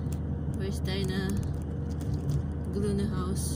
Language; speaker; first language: German; non-native, learner; Filipino